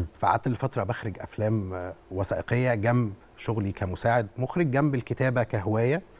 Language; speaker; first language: Arabic; native; Arabic